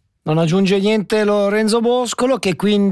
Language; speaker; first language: Italian; native; Italian